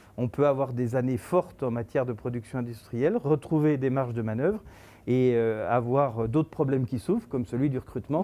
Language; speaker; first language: French; native; French